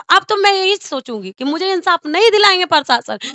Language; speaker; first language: Hindi; native; Hindi